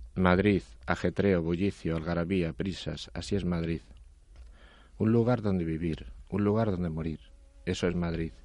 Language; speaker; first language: Spanish; native; Spanish